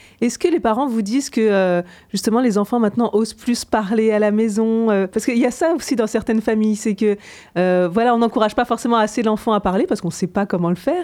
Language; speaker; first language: French; native; French